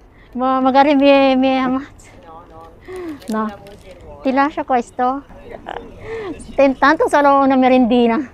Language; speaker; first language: Italian; non-native, fluent; Filipino